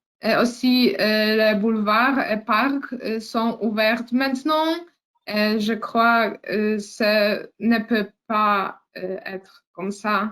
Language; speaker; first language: French; non-native, learner; Polish